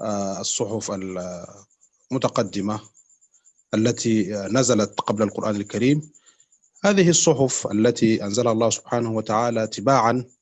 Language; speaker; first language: Arabic; native; Arabic